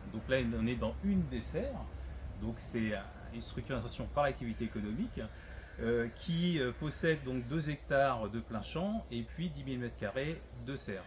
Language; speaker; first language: French; native; French